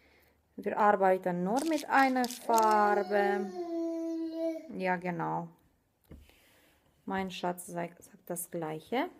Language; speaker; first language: German; non-native, fluent; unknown